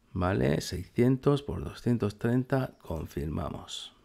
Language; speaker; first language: Spanish; native; Spanish